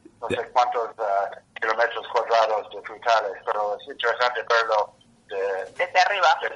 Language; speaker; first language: Spanish; non-native, learner; English